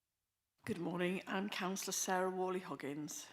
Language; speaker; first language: English; native; English